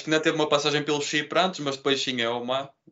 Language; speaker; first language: Portuguese; native; Portuguese